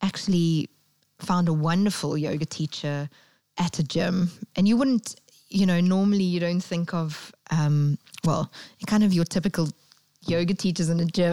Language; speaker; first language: English; native; English